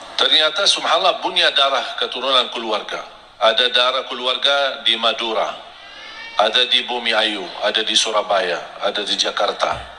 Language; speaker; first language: Indonesian; non-native, fluent; Arabic